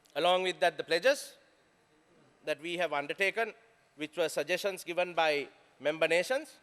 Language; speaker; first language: English; non-native, local second language; Sinhala